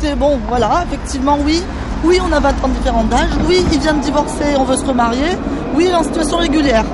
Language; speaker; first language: French; native; French